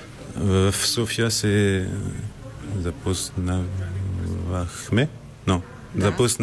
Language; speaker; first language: Bulgarian; non-native, learner; French